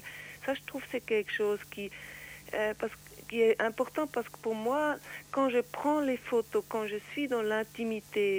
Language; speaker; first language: French; non-native, learner; Swiss German